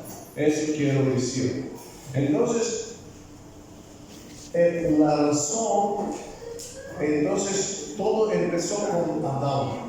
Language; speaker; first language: Spanish; non-native, fluent; Bulgarian